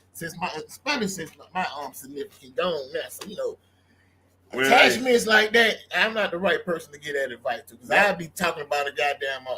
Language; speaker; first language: English; native; English